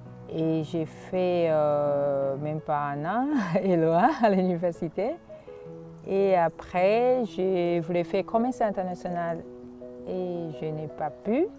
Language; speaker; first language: French; non-native, fluent; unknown